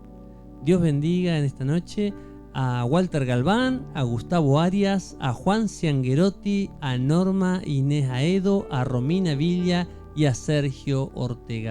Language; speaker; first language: Spanish; native; Spanish